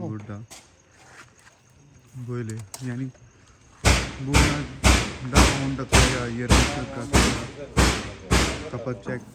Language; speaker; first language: Turkish; non-native, learner; Punjabi